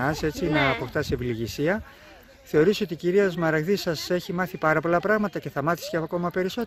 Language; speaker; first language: Greek; native; Greek